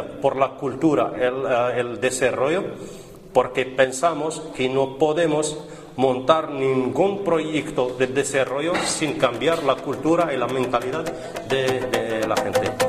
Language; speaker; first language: Spanish; non-native, learner; Arabic